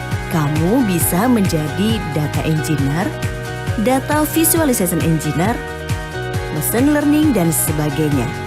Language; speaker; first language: Indonesian; native; Indonesian